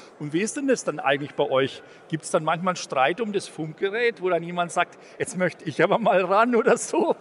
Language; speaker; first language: German; native; German